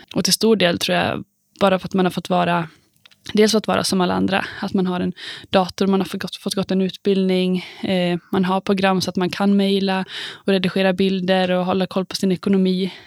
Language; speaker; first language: Swedish; native; Swedish